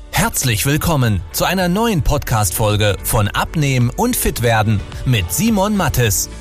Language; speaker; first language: German; native; German